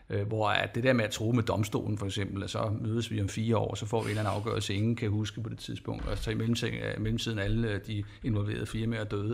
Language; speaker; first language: Danish; native; Danish